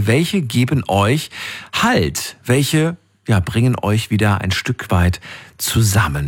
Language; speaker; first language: German; native; German